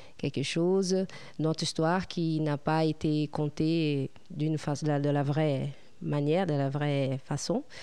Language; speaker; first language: French; non-native, fluent; Portuguese